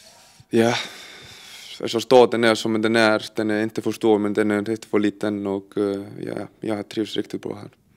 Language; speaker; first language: Swedish; non-native, fluent; Icelandic